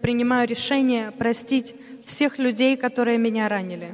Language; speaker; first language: Russian; native; Russian